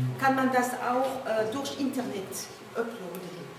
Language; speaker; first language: German; non-native, learner; French